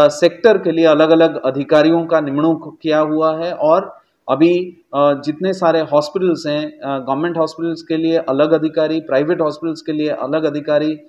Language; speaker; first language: Hindi; non-native, local second language; Gujarati